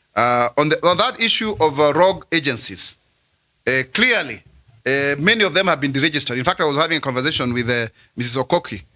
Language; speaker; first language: English; non-native, local second language; Kikuyu